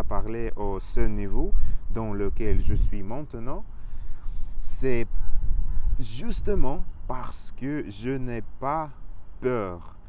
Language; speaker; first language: French; non-native, learner; Russian